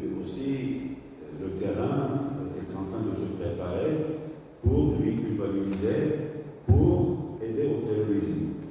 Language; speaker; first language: French; non-native, fluent; Turkish